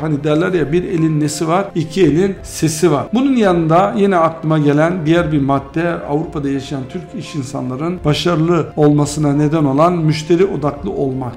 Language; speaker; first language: Turkish; early bilingual, heritage; Turkish